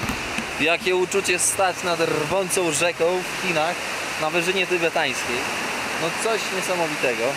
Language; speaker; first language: Polish; native; Polish